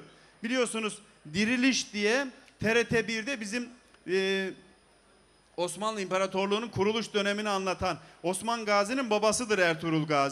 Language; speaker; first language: Turkish; native; Turkish